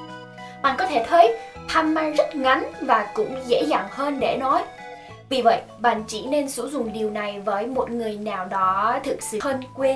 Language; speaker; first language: Vietnamese; non-native, fluent; Korean